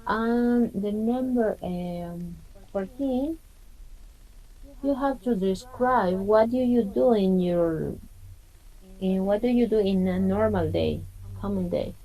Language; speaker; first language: English; non-native, fluent; Spanish